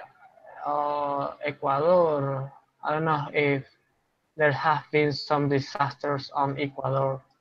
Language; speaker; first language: English; non-native, fluent; Spanish